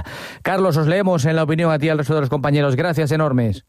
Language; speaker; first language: Spanish; native; Spanish